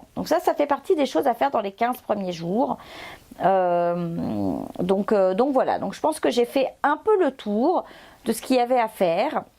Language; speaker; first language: French; native; French